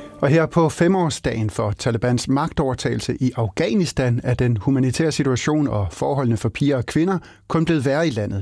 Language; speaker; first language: Danish; native; Danish